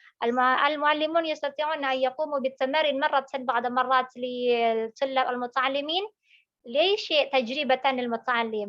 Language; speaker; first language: Arabic; non-native, learner; Indonesian